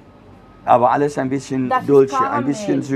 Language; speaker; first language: German; native; German